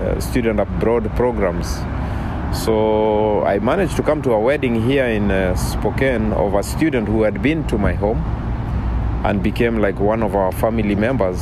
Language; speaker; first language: English; non-native, local second language; Masai